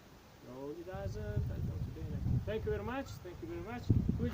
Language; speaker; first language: English; non-native, fluent; Tajik